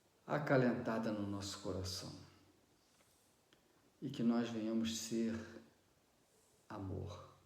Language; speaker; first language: Portuguese; native; Portuguese